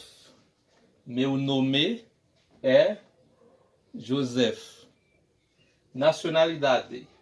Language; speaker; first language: Portuguese; non-native, learner; Haitian Creole